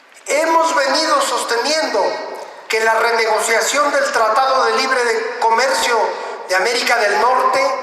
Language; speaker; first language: Spanish; native; Spanish